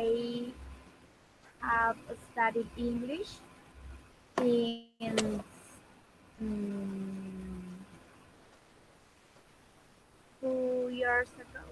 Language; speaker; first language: English; non-native, learner; Spanish